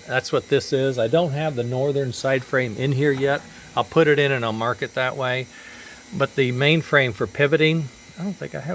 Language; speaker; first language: English; native; English